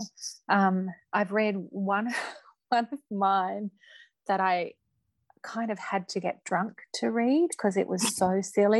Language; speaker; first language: English; native; English